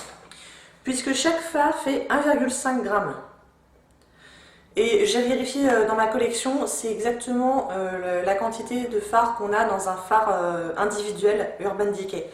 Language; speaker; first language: French; native; French